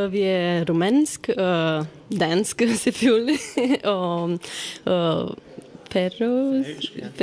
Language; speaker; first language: Danish; non-native, learner; Romanian